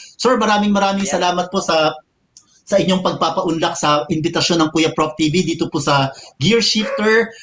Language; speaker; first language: Filipino; native; Filipino